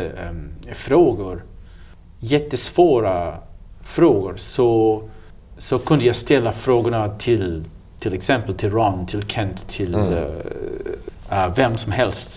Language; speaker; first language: Swedish; non-native, learner; English